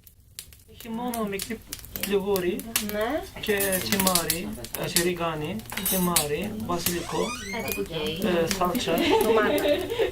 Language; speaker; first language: Greek; non-native, learner; Turkish